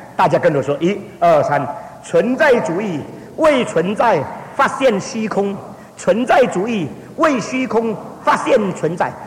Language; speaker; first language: Chinese; early bilingual, heritage; Chinese